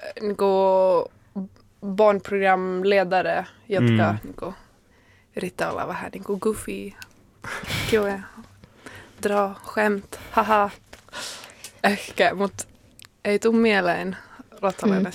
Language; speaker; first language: Finnish; early bilingual, heritage; Finnish